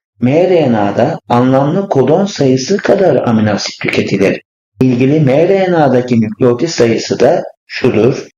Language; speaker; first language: Turkish; native; Turkish